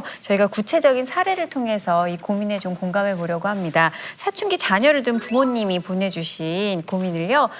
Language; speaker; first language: Korean; native; Korean